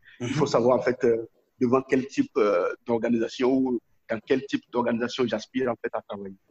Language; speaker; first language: French; non-native, local second language; Yoruba